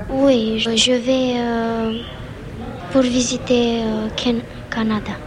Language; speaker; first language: French; non-native, learner; Romanian